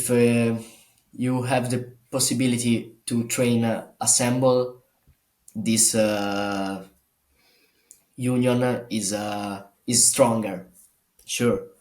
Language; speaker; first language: English; non-native, learner; Italian